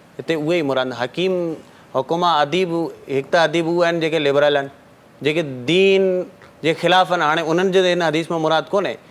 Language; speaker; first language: Sindhi; non-native, local second language; Marwari